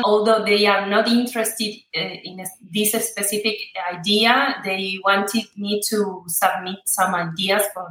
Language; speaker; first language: English; non-native, fluent; Spanish